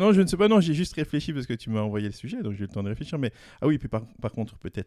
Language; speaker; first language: French; native; French